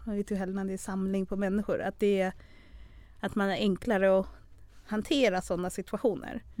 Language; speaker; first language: Swedish; early bilingual, other home language; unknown